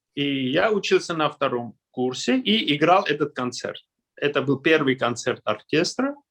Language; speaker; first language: Russian; non-native, local second language; Armenian